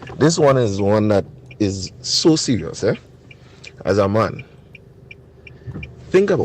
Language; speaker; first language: English; native; English